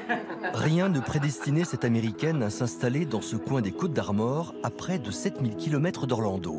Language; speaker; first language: French; native; French